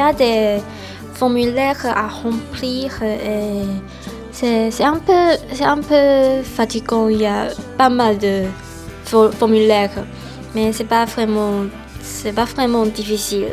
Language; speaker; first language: French; non-native, learner; Chinese